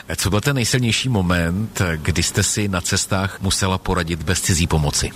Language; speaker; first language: Czech; native; Czech